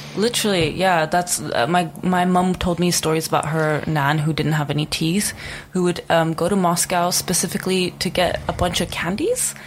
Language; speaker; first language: English; non-native, fluent; Czech